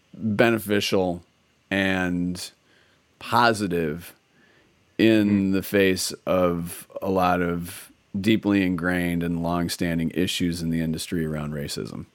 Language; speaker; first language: English; native; English